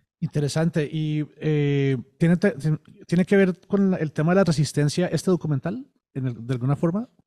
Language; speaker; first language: Spanish; native; Spanish